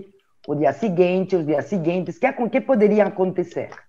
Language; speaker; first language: Portuguese; non-native, learner; French